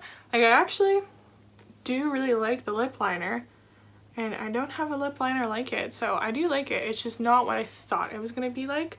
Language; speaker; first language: English; native; English